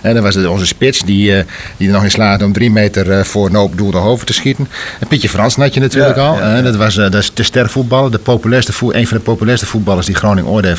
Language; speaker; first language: Dutch; native; Dutch